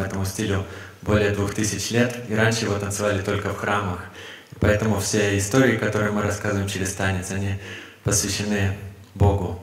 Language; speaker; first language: Russian; native; Russian